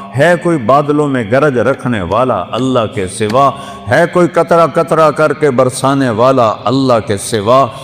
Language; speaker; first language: Urdu; non-native, local second language; Saraiki